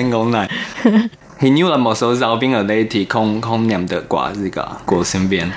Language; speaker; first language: Vietnamese; non-native, learner; Chinese